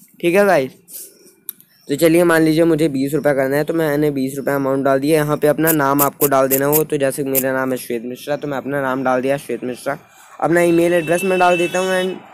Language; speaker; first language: Hindi; native; Hindi